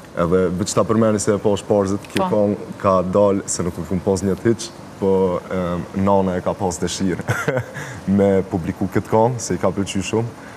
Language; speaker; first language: Albanian; early bilingual, heritage; Albanian